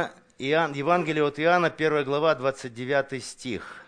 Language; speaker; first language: Russian; native; Russian